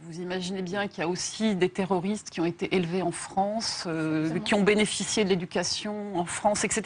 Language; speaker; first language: French; native; French